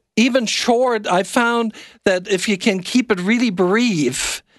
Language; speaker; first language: English; non-native, fluent; German